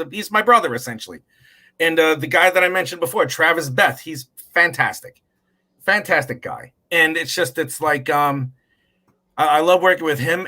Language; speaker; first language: English; native; English